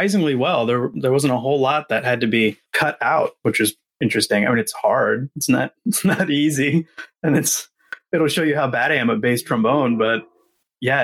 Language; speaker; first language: English; native; English